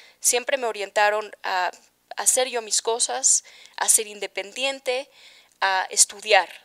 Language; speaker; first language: Spanish; native; Spanish